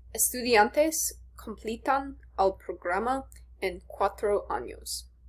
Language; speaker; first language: Spanish; non-native, learner; English